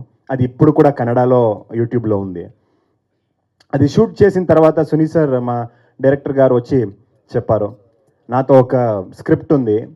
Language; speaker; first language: Telugu; non-native, fluent; Kannada